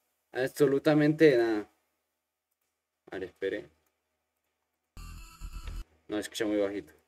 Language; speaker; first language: Spanish; native; Spanish